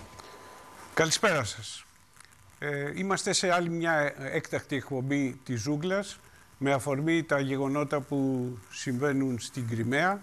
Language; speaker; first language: Greek; native; Greek